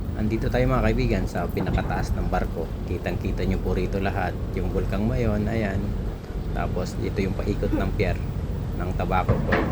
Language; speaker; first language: Filipino; non-native, local second language; Bikol